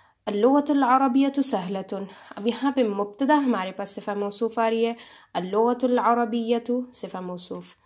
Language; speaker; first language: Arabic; non-native, fluent; Urdu